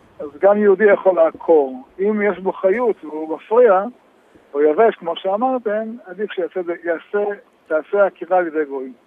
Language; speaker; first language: Hebrew; native; Hebrew